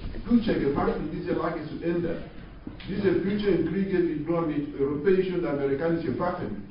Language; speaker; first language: German; non-native, fluent; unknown